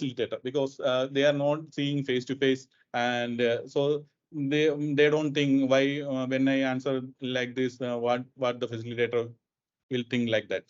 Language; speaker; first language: English; non-native, local second language; Malayalam